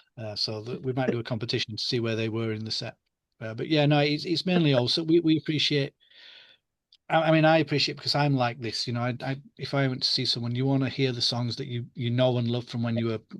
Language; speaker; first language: English; native; English